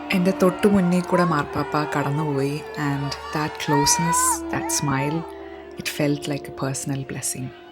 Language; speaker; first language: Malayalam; early bilingual, heritage; Malayalam